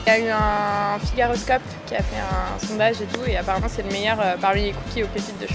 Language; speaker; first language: French; native; French